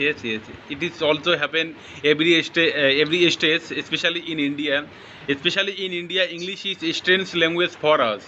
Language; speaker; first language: English; non-native, learner; Bangla